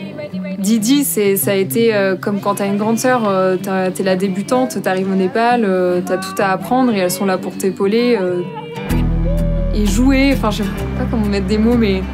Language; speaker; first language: French; native; French